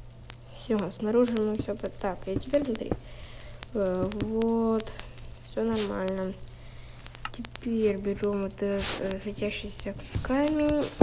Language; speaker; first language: Russian; native; Russian